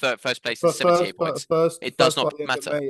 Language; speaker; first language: English; native; English